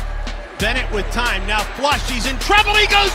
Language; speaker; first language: English; native; English